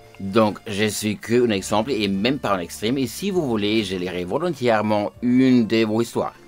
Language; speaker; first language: French; non-native, fluent; German